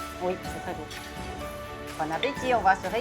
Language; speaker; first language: French; non-native, fluent; Chinese